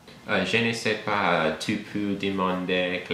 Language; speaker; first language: French; non-native, learner; English